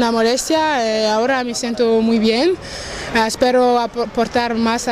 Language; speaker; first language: Spanish; non-native, learner; French